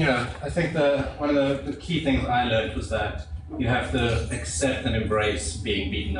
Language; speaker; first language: English; native; English